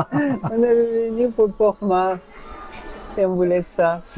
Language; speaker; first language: French; non-native, fluent; Spanish